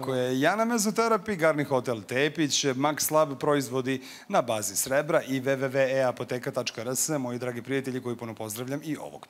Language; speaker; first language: Serbian; native; Serbian